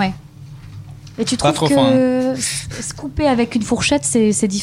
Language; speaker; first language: French; native; French